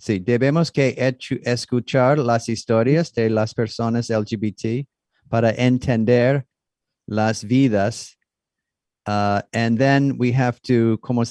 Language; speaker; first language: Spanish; non-native, learner; English